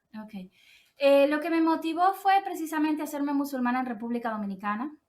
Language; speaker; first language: Spanish; native; Spanish